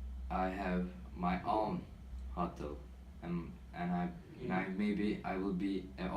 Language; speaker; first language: English; non-native, learner; Turkish